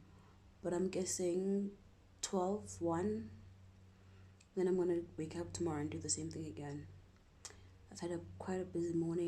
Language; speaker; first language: English; non-native, local second language; Zulu